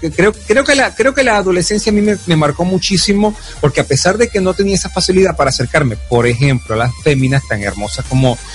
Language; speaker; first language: Spanish; native; Spanish